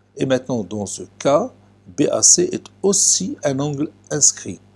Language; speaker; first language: French; non-native, local second language; Arabic